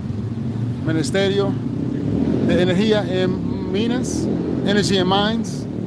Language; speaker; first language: Spanish; non-native, fluent; English